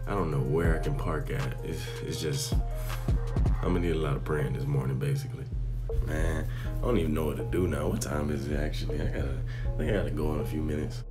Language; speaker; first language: English; native; English